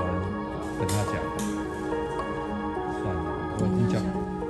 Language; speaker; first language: Chinese; native; Chinese